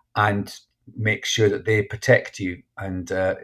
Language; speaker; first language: English; native; English